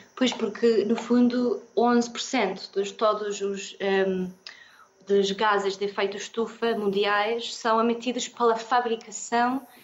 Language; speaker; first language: Portuguese; non-native, fluent; English